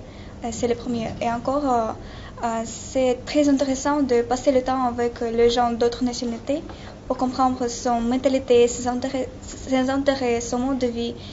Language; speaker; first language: French; non-native, learner; Russian